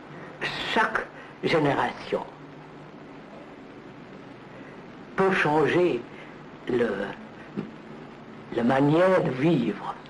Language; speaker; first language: French; non-native, learner; Telugu